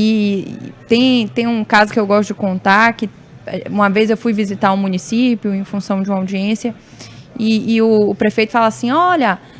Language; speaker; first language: Portuguese; native; Portuguese